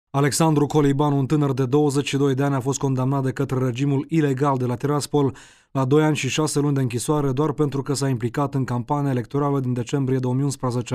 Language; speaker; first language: Romanian; native; Romanian